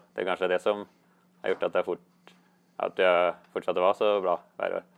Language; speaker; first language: Swedish; non-native, fluent; Norwegian